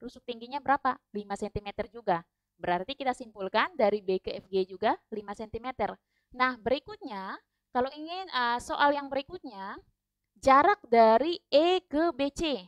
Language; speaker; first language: Indonesian; native; Indonesian